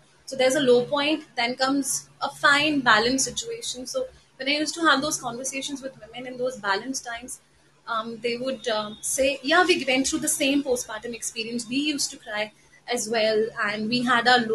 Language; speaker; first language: English; non-native, local second language; Hindi